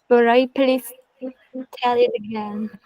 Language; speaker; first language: English; non-native, learner; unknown